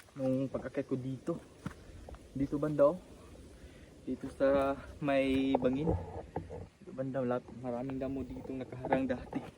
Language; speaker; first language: Filipino; non-native, fluent; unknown